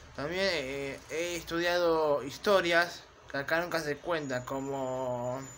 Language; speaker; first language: Spanish; native; Spanish